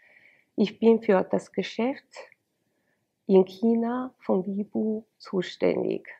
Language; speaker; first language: German; non-native, fluent; Chinese